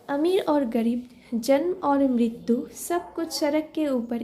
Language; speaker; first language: Hindi; non-native, local second language; Assamese